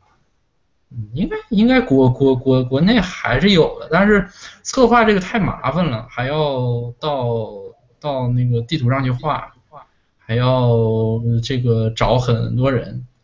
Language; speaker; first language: Chinese; native; Chinese